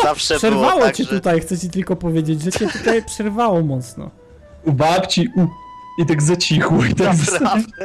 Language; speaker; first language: Polish; native; Polish